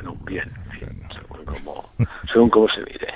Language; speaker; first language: Spanish; native; Spanish